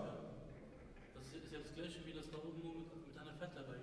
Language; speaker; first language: German; early bilingual, other home language; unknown